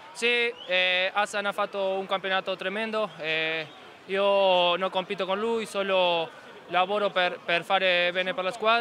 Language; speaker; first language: Italian; non-native, fluent; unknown